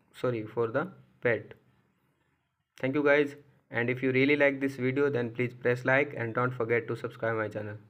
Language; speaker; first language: English; non-native, local second language; Hindi